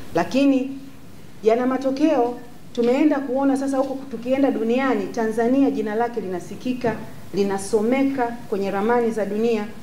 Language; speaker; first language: Swahili; native; Swahili